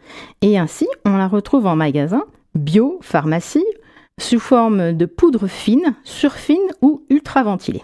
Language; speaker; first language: French; native; French